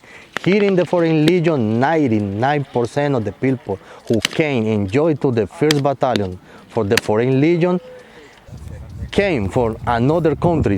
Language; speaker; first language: English; non-native, fluent; Spanish